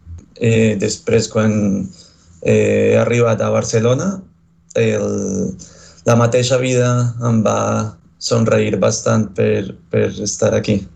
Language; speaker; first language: Catalan; non-native, learner; Spanish